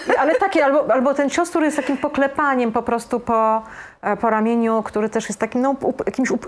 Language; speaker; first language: Polish; native; Polish